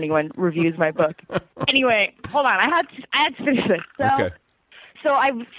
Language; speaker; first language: English; native; English